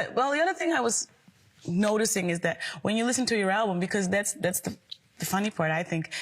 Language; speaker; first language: English; non-native, fluent; Dutch